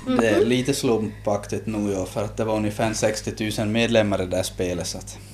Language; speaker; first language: Swedish; native; Swedish